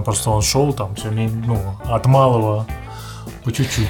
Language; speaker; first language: Russian; native; Russian